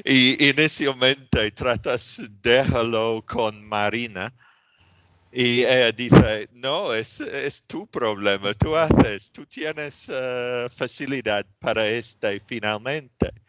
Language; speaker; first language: Spanish; non-native, learner; English